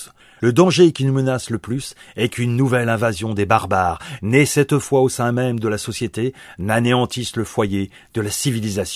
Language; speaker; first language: French; native; French